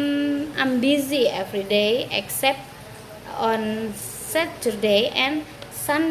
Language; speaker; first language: English; non-native, fluent; Indonesian